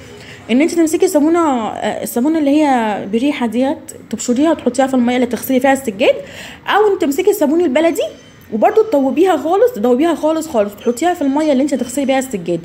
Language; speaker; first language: Arabic; native; Arabic